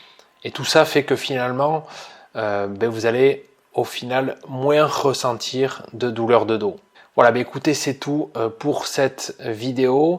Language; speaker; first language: French; native; French